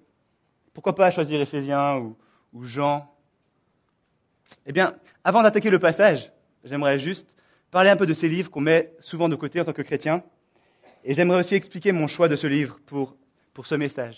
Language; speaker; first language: French; native; French